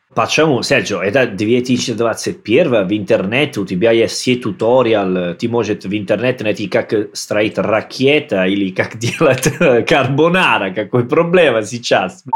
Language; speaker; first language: Russian; non-native, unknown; Italian